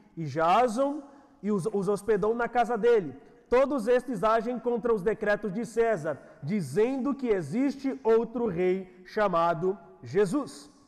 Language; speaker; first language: Portuguese; native; Portuguese